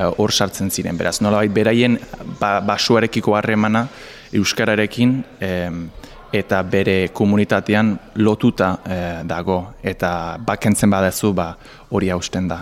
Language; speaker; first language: Basque; non-native, fluent; English